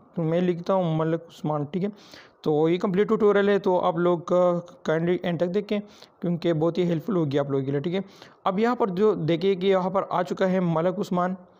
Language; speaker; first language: Urdu; non-native, local second language; Pashto